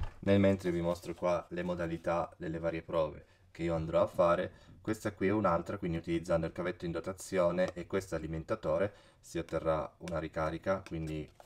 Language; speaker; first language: Italian; native; Italian